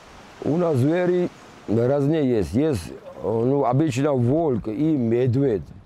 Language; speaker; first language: Russian; non-native, local second language; Georgian